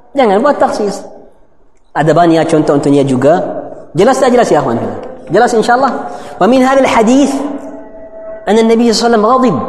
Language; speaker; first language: Malay; non-native, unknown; Arabic